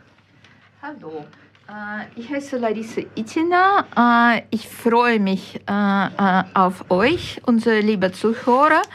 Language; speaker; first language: German; non-native, fluent; Ukrainian